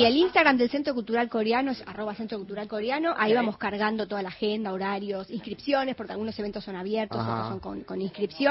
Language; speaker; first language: Spanish; native; Spanish